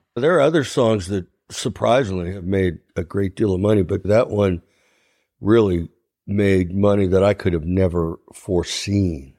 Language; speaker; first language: English; native; English